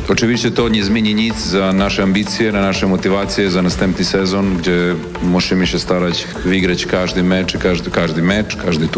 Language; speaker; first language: Polish; non-native, learner; Serbian